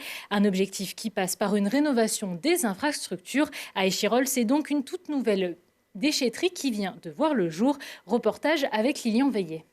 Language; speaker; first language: French; native; French